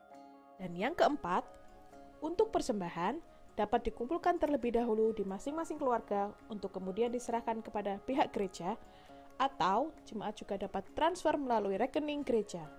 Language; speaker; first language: Indonesian; native; Indonesian